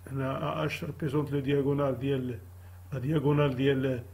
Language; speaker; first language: French; non-native, local second language; Arabic